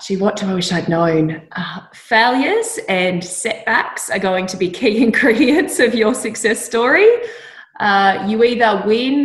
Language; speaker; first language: English; native; English